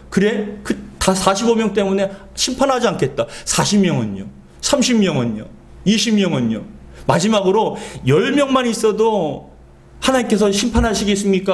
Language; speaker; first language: Korean; native; Korean